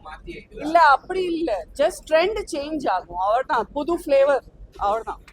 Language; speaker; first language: Tamil; non-native, fluent; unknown